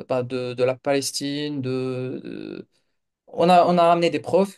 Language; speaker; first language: French; non-native, local second language; Kabyle